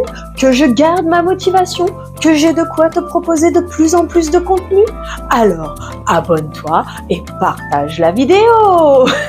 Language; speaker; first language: French; native; French